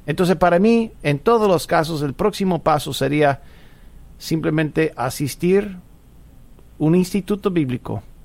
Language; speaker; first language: Spanish; non-native, fluent; English